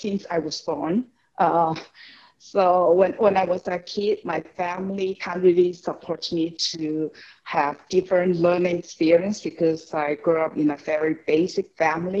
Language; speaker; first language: English; non-native, local second language; Cantonese